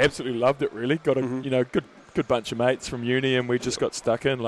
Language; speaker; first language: English; native; English